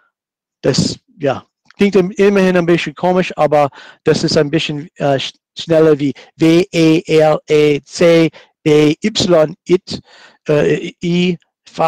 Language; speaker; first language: German; non-native, fluent; English